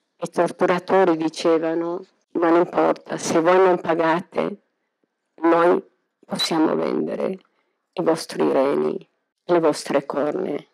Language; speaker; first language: Italian; non-native, fluent; Tigrinya